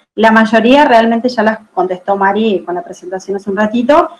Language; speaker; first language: Spanish; native; Spanish